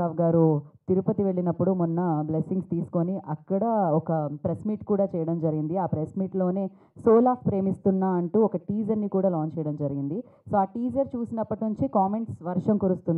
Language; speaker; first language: Telugu; native; Telugu